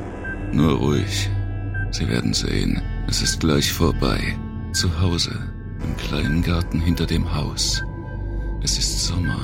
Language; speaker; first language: German; native; German